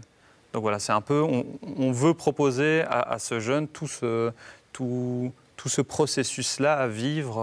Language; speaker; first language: French; native; French